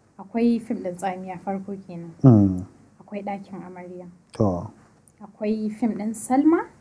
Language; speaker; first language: Hausa; native; Hausa